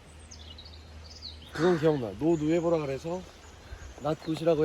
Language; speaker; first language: Korean; native; Korean